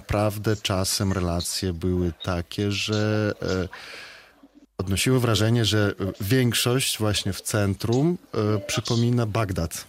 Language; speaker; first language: Polish; non-native, fluent; Belarusian